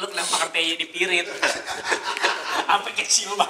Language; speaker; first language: Indonesian; native; Indonesian